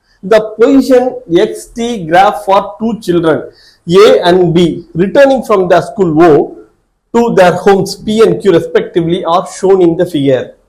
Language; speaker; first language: English; non-native, local second language; Tamil